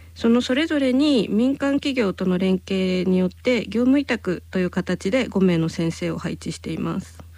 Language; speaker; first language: Japanese; native; Japanese